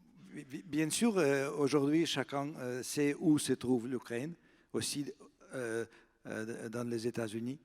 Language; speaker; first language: French; non-native, fluent; Russian